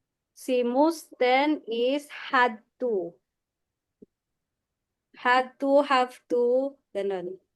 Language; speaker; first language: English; non-native, local second language; Filipino